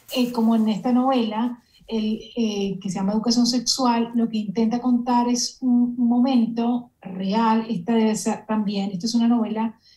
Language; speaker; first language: Spanish; native; Spanish